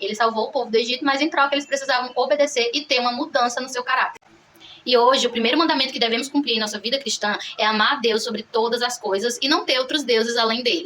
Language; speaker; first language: Portuguese; native; Portuguese